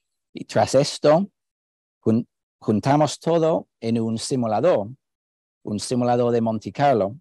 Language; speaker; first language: Spanish; non-native, fluent; English